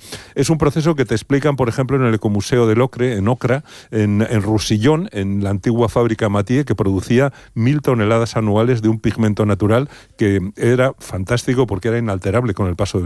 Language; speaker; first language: Spanish; native; Spanish